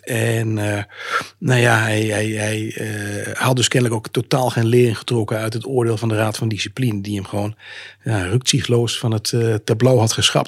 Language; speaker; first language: Dutch; native; Dutch